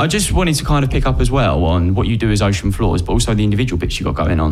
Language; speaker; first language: English; native; English